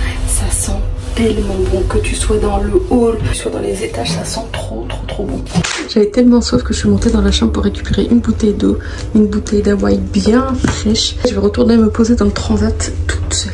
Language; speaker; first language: French; early bilingual, other home language; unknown